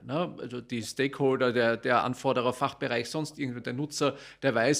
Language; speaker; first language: German; native; German